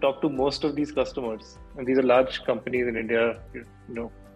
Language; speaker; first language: English; non-native, local second language; Odia